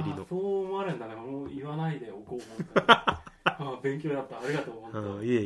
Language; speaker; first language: Japanese; native; Japanese